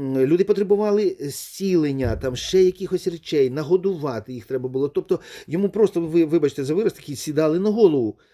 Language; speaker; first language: Ukrainian; non-native, local second language; Russian